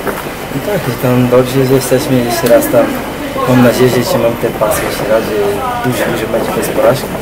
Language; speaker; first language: Polish; non-native, learner; Portuguese